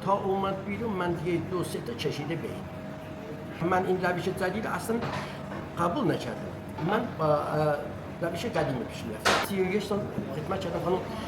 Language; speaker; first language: Persian; non-native, local second language; Azerbaijani